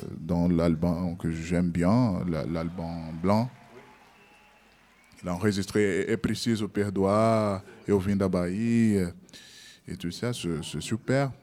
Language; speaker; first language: French; non-native, learner; Portuguese